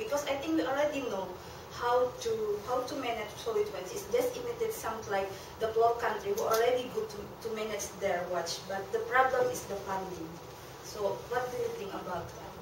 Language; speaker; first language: English; non-native, learner; Indonesian